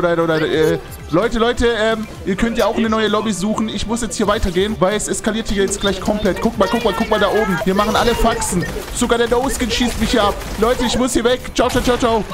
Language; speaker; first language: German; native; German